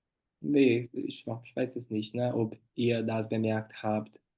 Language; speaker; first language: German; non-native, fluent; Portuguese